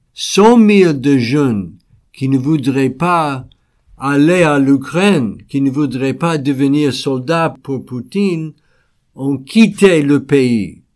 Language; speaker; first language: French; non-native, fluent; English